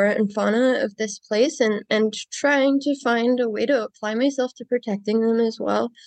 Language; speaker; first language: English; native; English